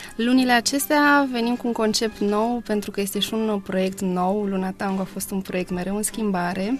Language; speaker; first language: Romanian; native; Romanian